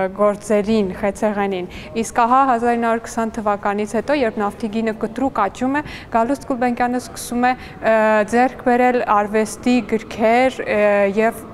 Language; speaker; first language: Armenian; native; Armenian